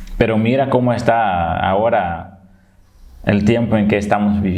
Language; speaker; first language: Spanish; non-native, fluent; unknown